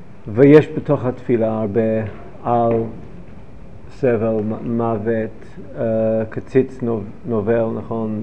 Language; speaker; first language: Hebrew; non-native, fluent; English